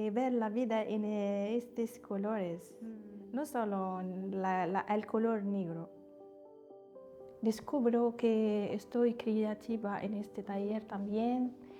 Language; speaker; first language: Spanish; non-native, learner; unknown